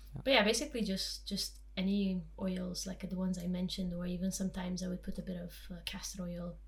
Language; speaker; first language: English; non-native, fluent; Romanian